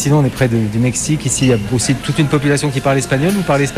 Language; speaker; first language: French; native; French